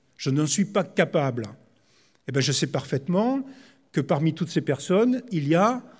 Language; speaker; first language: French; native; French